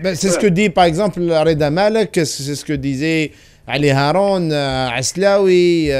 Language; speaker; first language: French; non-native, local second language; Arabic